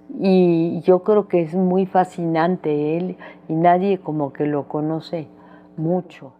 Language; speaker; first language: Spanish; early bilingual, other home language; French